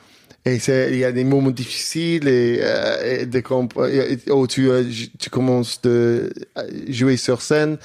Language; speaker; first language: French; non-native, fluent; English